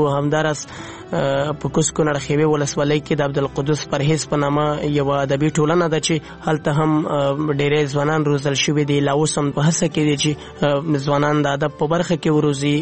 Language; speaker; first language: Pashto; non-native, local second language; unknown